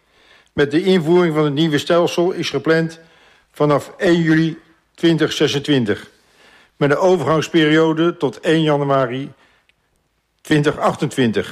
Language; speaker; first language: Dutch; native; Dutch